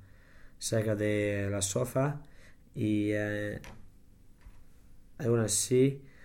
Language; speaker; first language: Spanish; non-native, learner; English